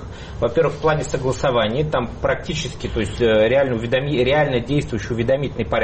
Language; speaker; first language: Russian; native; Russian